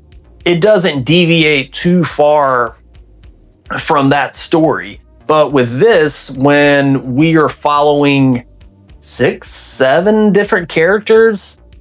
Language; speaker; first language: English; native; English